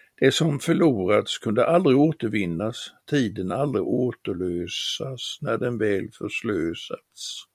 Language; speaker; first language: Swedish; native; Swedish